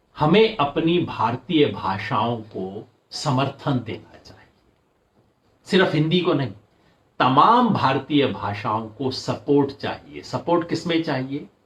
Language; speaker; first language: Hindi; native; Hindi